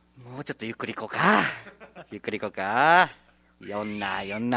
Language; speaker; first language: Japanese; native; Japanese